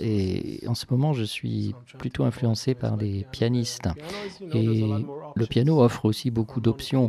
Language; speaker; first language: French; non-native, fluent; Hebrew